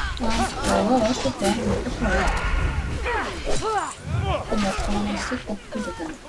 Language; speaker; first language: French; native; French